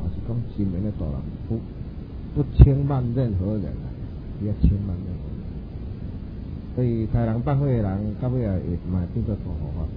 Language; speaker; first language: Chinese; non-native, local second language; Min Nan Chinese